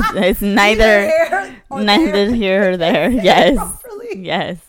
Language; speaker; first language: English; early bilingual, other home language; Spanish